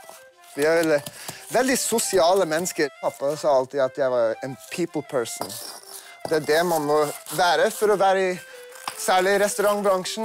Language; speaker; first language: Norwegian; early bilingual, heritage; English